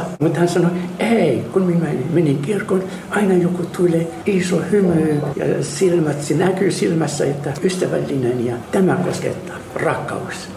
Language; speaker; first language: Finnish; non-native, fluent; Arabic